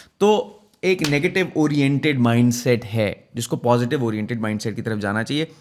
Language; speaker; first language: Urdu; native; Urdu